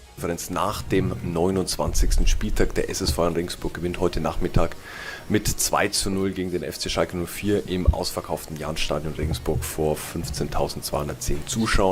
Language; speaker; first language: German; native; German